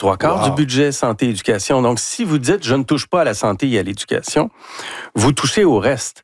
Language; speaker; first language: French; native; French